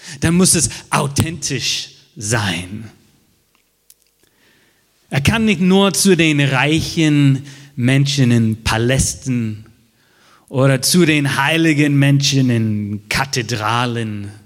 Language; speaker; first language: German; non-native, fluent; English